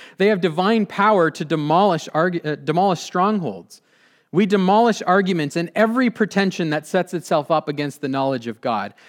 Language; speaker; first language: English; native; English